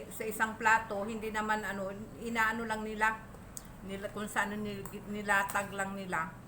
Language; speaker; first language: Filipino; native; Filipino